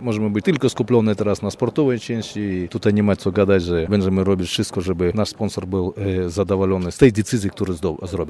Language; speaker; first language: Polish; non-native, fluent; Russian